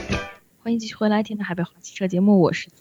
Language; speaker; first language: Chinese; native; Chinese